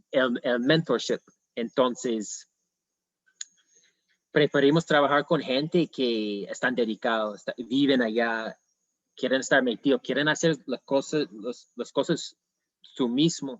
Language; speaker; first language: Spanish; non-native, fluent; English